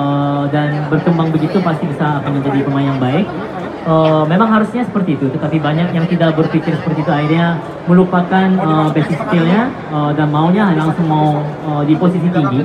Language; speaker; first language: Indonesian; non-native, fluent; Korean